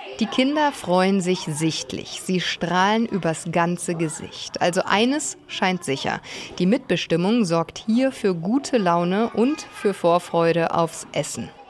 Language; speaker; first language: German; native; German